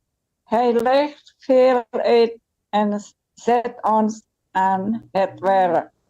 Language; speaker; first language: Dutch; non-native, learner; Indonesian